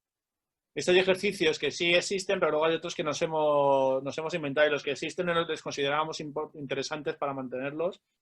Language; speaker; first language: Spanish; native; Spanish